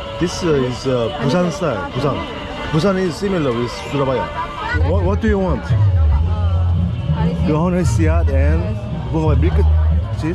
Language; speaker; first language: English; non-native, learner; Korean